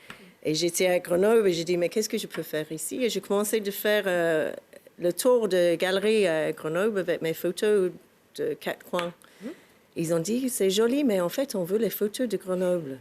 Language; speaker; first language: French; non-native, fluent; English